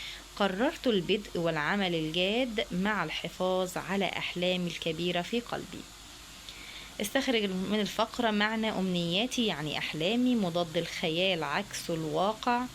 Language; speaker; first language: Arabic; native; Arabic